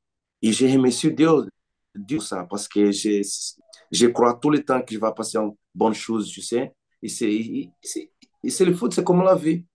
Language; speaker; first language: French; non-native, learner; Portuguese